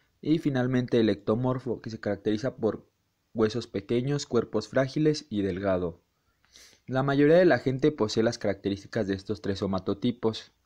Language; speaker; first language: Spanish; native; Spanish